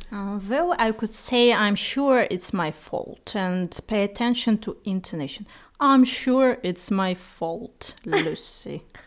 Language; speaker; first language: English; non-native, fluent; Russian